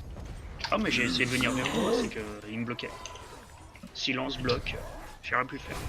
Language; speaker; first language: French; native; French